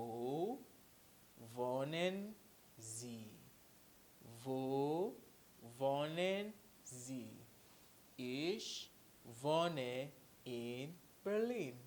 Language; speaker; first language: German; non-native, fluent; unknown